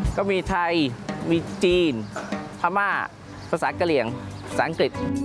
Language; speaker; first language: Thai; early bilingual, other home language; Chinese